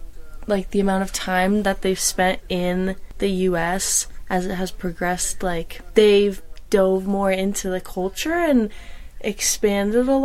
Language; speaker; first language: English; non-native, local second language; German